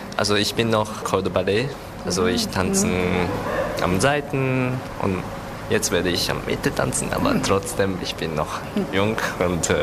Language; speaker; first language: German; non-native, learner; Japanese